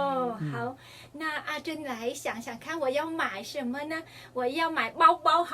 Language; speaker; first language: Chinese; non-native, fluent; Vietnamese